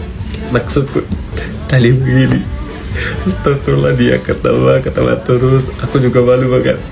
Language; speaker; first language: Indonesian; non-native, fluent; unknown